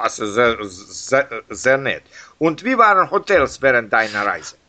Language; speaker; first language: German; non-native, learner; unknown